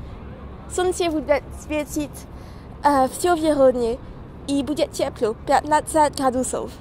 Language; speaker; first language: Russian; non-native, learner; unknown